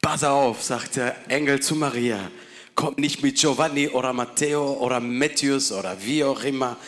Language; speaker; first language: German; non-native, learner; Italian